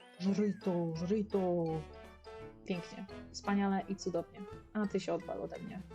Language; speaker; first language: Polish; native; Polish